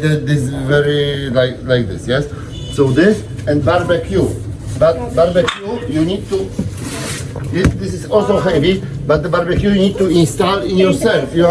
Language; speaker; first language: English; non-native, learner; Polish